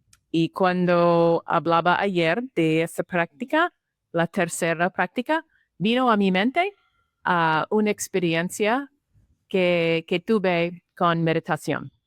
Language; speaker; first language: Spanish; non-native, learner; English